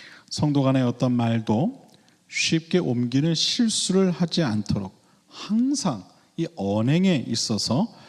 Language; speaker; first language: Korean; native; Korean